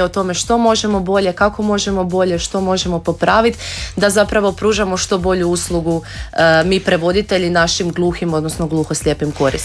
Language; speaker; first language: Croatian; native; Croatian